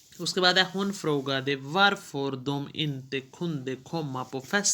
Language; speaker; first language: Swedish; non-native, fluent; Urdu